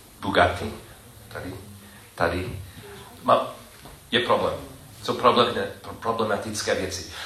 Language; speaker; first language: Czech; non-native, learner; English